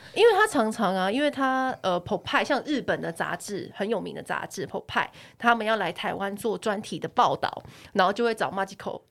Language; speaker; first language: Chinese; native; Chinese